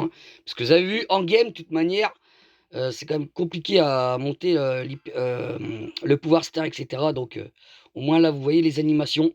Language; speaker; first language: French; native; French